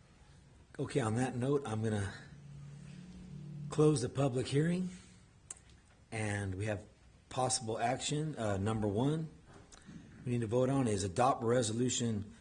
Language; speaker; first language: English; native; English